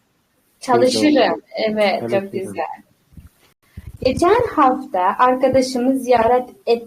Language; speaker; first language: Turkish; non-native, fluent; Uzbek